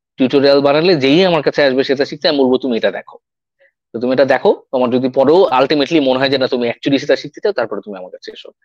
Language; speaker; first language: Bangla; native; Bangla